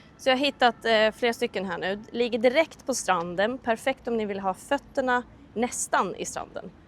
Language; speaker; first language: Swedish; native; Swedish